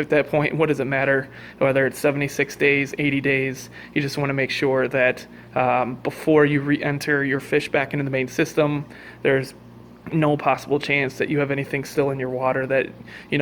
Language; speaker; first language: English; native; English